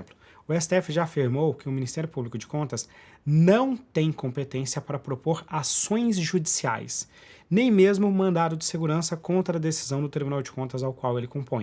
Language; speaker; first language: Portuguese; native; Portuguese